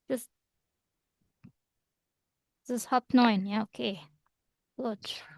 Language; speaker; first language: German; non-native, fluent; Indonesian